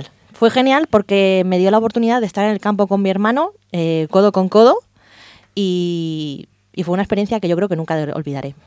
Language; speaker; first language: Spanish; native; Spanish